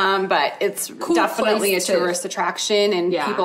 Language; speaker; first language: English; native; English